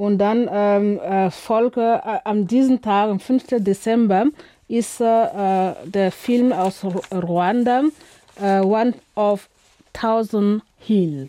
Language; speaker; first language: German; non-native, fluent; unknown